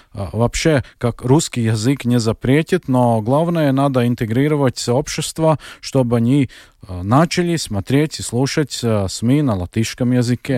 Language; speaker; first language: Russian; non-native, local second language; Latvian